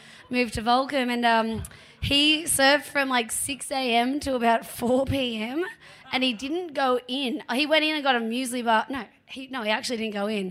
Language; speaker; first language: English; native; English